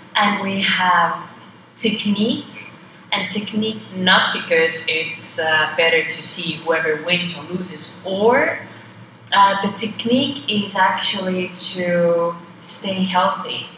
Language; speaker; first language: English; non-native, fluent; Estonian